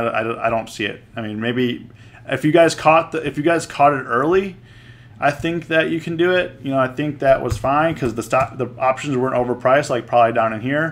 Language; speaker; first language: English; native; English